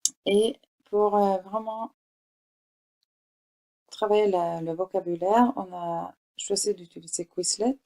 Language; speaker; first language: French; non-native, fluent; Norwegian